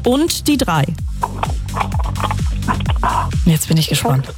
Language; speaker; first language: German; native; German